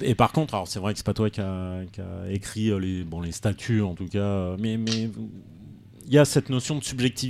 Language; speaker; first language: French; native; French